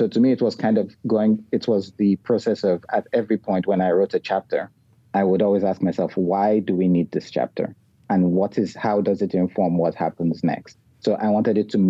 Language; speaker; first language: English; non-native, local second language; Yoruba